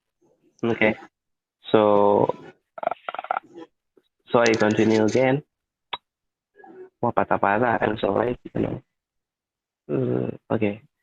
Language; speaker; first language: English; non-native, learner; Indonesian